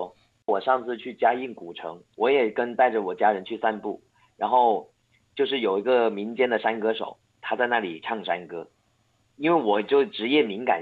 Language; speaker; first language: Chinese; non-native, local second language; Hakka Chinese